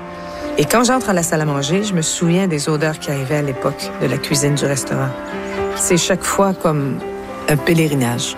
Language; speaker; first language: French; native; French